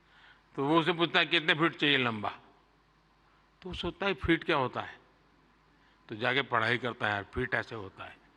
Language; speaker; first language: Hindi; non-native, local second language; Gujarati